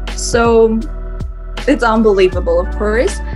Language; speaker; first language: English; non-native, fluent; Armenian